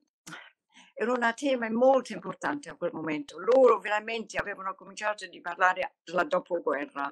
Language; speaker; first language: Italian; non-native, fluent; English